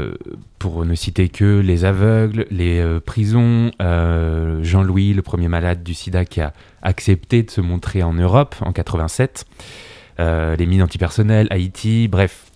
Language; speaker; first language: French; native; French